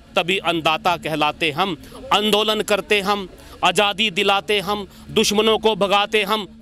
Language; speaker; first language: Hindi; native; Hindi